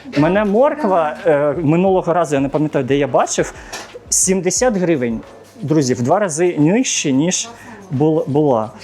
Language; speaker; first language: Ukrainian; non-native, local second language; Russian